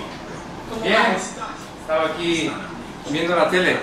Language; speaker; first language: Portuguese; non-native, learner; Spanish